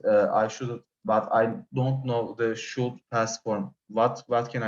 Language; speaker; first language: English; non-native, learner; Turkish